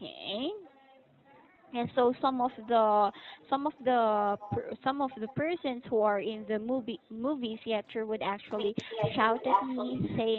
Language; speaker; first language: English; non-native, local second language; Filipino